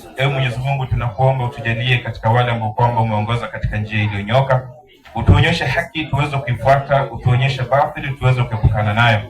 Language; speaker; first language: Swahili; non-native, local second language; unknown